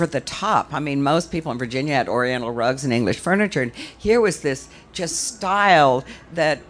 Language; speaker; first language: English; native; English